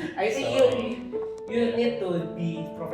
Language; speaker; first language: English; non-native, learner; Indonesian